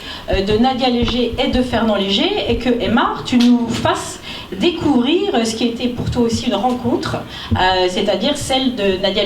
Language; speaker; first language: French; native; French